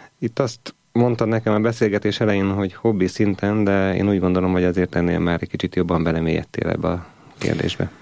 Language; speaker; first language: Hungarian; native; Hungarian